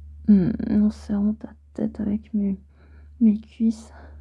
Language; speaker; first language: French; native; French